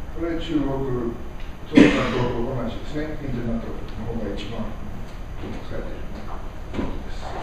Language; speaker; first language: Japanese; non-native, learner; English